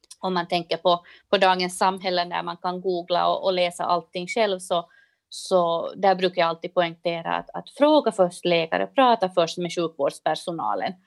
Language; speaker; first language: Swedish; native; Swedish